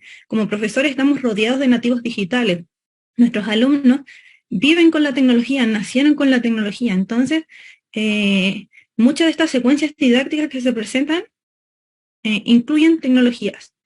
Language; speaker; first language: Spanish; native; Spanish